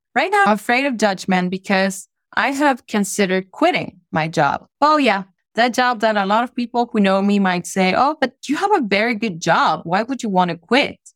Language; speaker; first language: English; non-native, fluent; Spanish